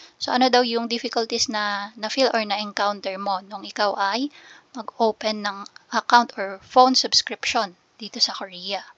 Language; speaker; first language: Filipino; native; Filipino